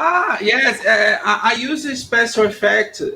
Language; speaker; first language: English; non-native, learner; Portuguese